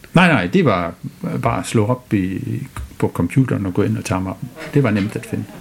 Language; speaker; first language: Danish; non-native, fluent; English